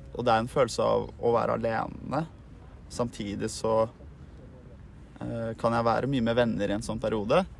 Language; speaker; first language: Norwegian; native; Norwegian